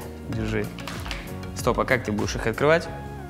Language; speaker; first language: Russian; native; Russian